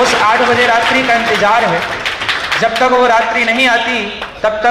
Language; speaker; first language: Hindi; native; Hindi